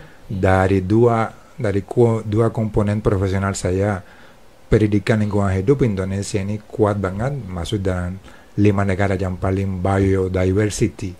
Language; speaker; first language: Indonesian; non-native, fluent; Spanish